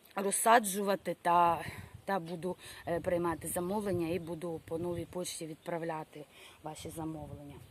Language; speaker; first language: Ukrainian; non-native, local second language; Russian